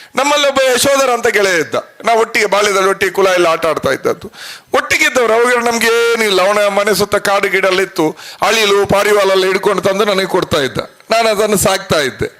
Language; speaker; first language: Kannada; non-native, local second language; Malayalam